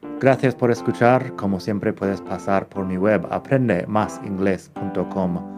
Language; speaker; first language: Spanish; non-native, fluent; English